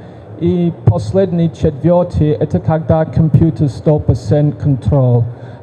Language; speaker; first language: Russian; non-native, learner; English